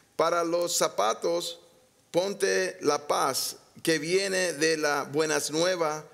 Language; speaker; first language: Spanish; non-native, learner; English